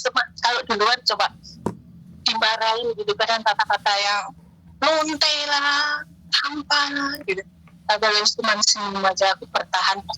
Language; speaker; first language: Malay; non-native, local second language; Javanese